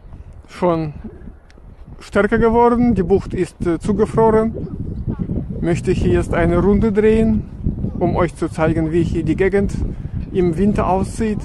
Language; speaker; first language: German; non-native, fluent; Russian